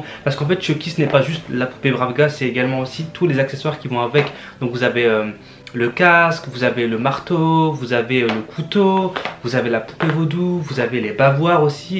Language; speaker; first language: French; native; French